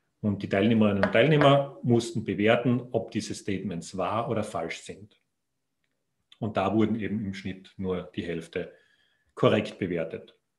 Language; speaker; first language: German; native; German